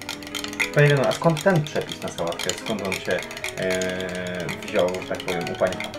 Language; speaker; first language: Polish; native; Polish